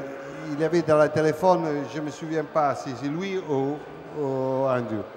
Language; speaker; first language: French; non-native, fluent; Italian